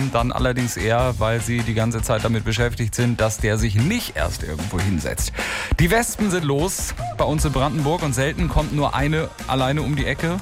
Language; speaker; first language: German; native; German